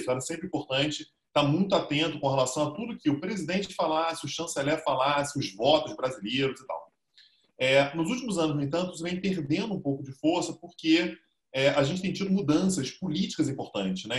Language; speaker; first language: Portuguese; native; Portuguese